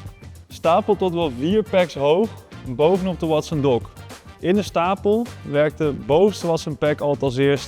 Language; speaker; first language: Dutch; native; Dutch